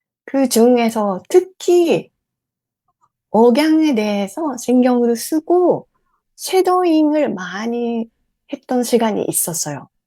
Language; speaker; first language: Korean; non-native, fluent; Japanese